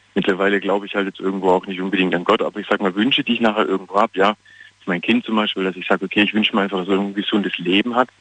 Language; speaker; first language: German; non-native, fluent; Portuguese